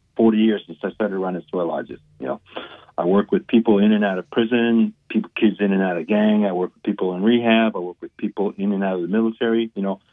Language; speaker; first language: English; non-native, fluent; Spanish